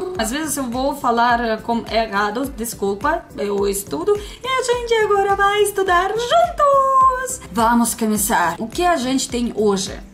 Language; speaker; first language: Portuguese; non-native, learner; Russian